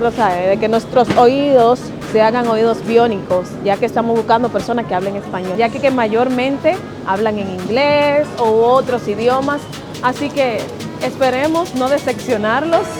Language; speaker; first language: Spanish; native; Spanish